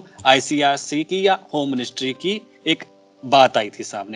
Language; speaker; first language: Hindi; native; Hindi